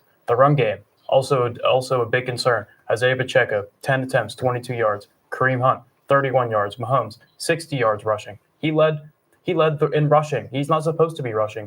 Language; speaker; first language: English; native; English